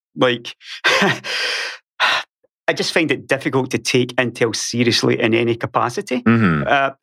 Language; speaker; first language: English; native; English